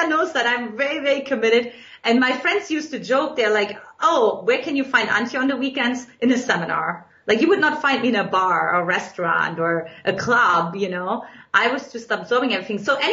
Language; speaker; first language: English; non-native, fluent; German